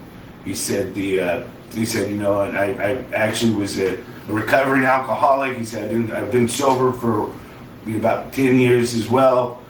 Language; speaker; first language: English; native; English